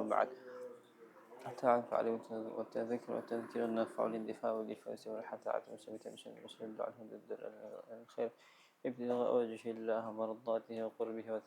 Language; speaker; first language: Arabic; non-native, fluent; Indonesian